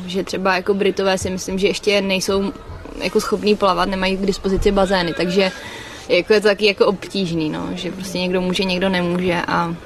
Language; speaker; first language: Czech; native; Czech